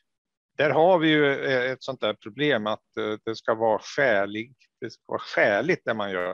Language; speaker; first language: Swedish; native; Swedish